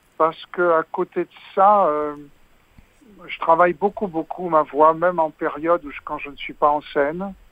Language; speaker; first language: French; native; French